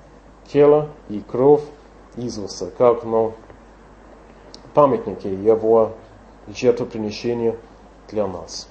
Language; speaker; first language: Russian; non-native, fluent; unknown